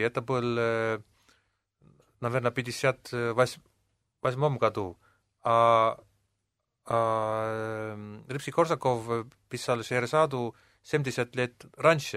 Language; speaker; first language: Russian; non-native, local second language; Estonian